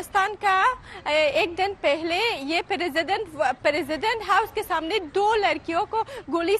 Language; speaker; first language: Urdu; non-native, learner; Pashto